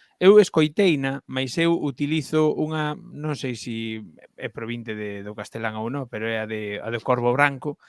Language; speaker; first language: Galician; non-native, local second language; Spanish